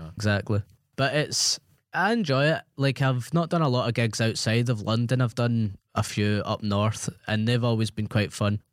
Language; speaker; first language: English; native; English